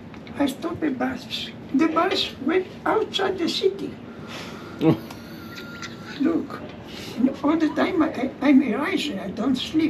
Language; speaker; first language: English; non-native, learner; German